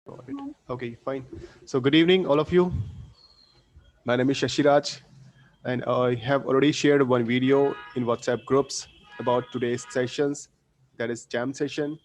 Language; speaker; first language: English; non-native, local second language; Hindi